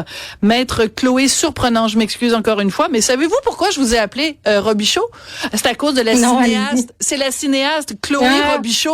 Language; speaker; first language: French; native; French